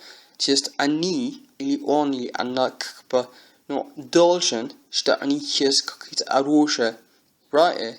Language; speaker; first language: Russian; non-native, learner; English